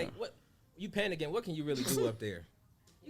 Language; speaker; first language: English; native; English